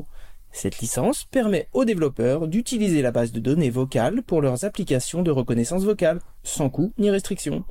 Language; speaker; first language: French; native; French